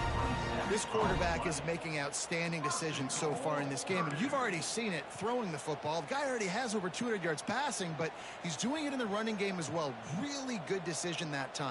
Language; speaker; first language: English; native; English